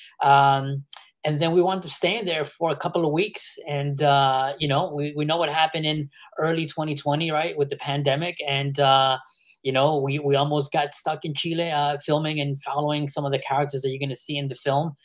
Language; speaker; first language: English; early bilingual, other home language; Spanish